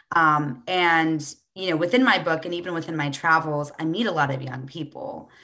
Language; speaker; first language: English; native; English